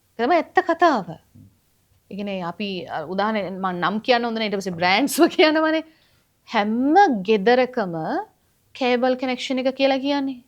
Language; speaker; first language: Sinhala; non-native, local second language; Tamil